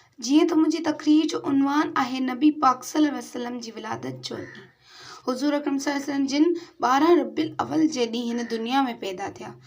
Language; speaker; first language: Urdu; non-native, local second language; Sindhi